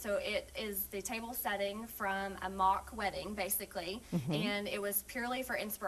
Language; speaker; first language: English; native; English